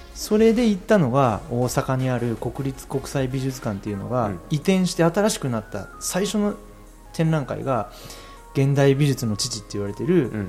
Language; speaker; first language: Japanese; native; Japanese